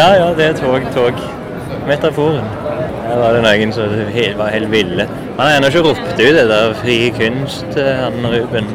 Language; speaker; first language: Norwegian; native; Norwegian